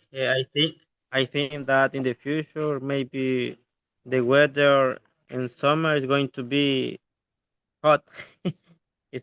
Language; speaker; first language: English; non-native, learner; Spanish